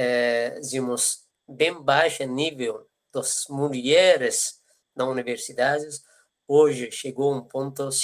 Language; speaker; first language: Portuguese; non-native, fluent; Persian